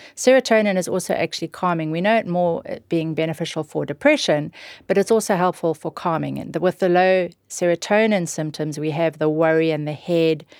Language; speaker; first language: English; native; English